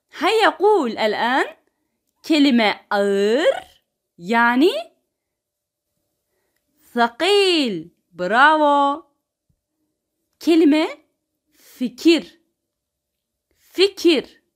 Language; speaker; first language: Arabic; non-native, fluent; Turkish